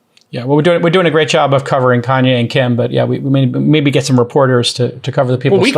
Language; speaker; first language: English; native; English